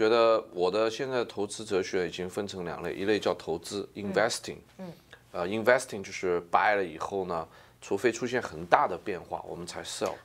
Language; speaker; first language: Chinese; native; Chinese